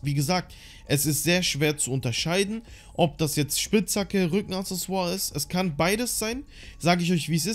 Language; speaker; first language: German; native; German